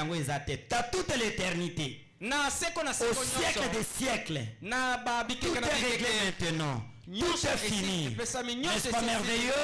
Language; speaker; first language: French; non-native, local second language; Lingala